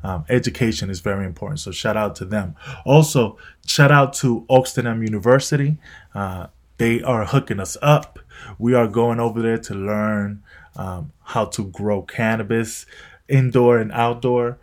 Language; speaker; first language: English; native; English